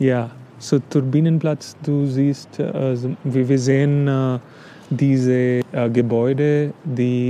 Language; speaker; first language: German; non-native, fluent; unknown